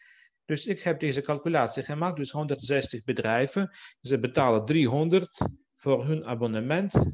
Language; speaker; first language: Dutch; non-native, fluent; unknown